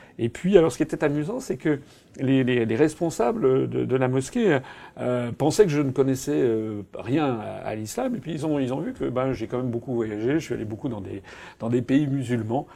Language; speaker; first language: French; native; French